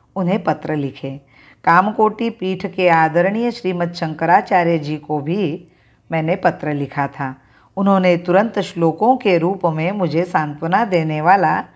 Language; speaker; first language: Hindi; non-native, local second language; Marathi